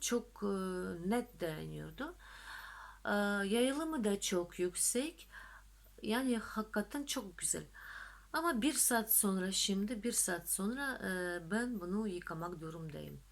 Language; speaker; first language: Turkish; non-native, fluent; Russian